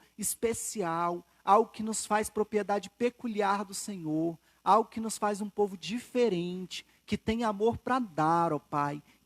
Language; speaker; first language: Portuguese; native; Portuguese